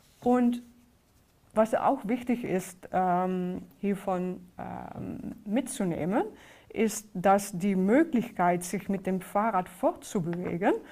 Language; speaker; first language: German; non-native, fluent; Dutch